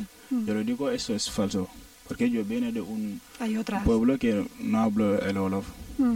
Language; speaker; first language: Spanish; non-native, learner; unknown